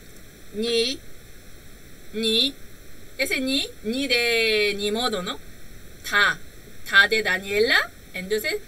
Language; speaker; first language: Spanish; non-native, learner; Korean